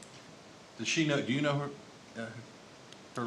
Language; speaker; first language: English; native; English